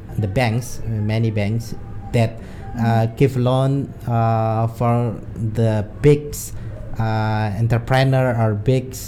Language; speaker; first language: English; non-native, learner; Indonesian